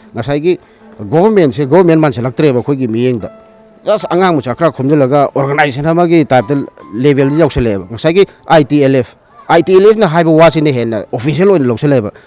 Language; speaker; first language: Manipuri; native; Manipuri